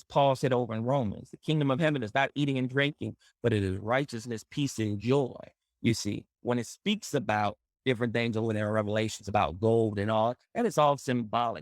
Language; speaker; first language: English; native; English